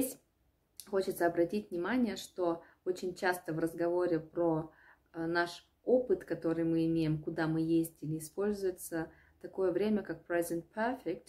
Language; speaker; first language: Russian; native; Russian